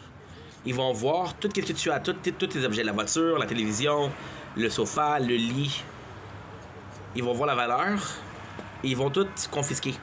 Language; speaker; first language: French; native; French